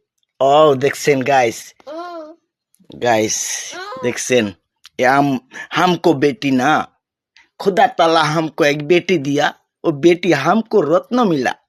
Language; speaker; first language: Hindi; non-native, learner; Bangla